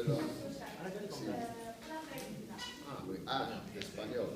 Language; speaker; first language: Spanish; non-native, fluent; English